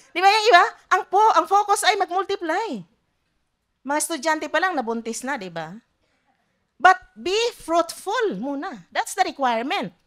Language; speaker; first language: Filipino; non-native, local second language; Cebuano